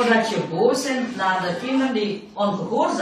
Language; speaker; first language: Dutch; non-native, learner; Indonesian